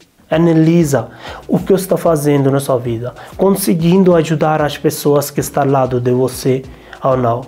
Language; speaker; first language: Portuguese; non-native, learner; Hindi